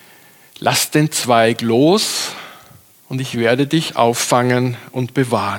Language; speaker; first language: German; native; German